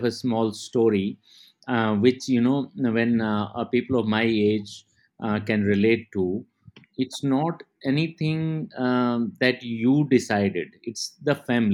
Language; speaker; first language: English; non-native, local second language; Haryanvi